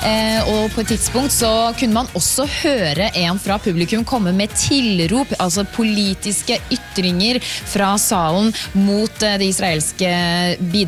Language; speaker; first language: Norwegian; native; Norwegian